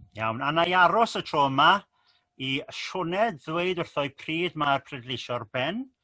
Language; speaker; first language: Welsh; native; Welsh